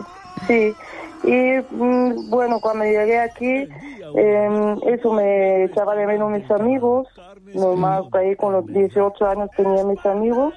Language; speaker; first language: Spanish; non-native, fluent; Bulgarian